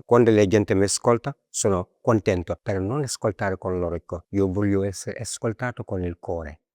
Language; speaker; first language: Italian; non-native, learner; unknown